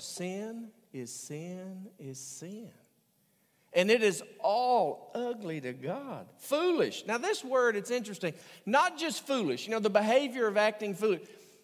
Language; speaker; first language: English; native; English